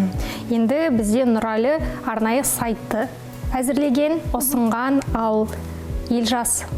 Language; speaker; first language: Kazakh; native; Kazakh